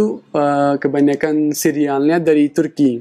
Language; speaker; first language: Indonesian; non-native, fluent; Pashto